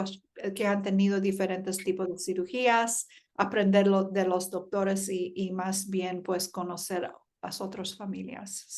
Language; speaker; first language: Spanish; early bilingual, heritage; Spanish